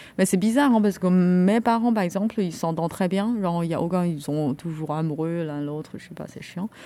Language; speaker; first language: French; non-native, fluent; Chinese